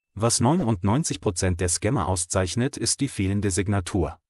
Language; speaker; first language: German; native; German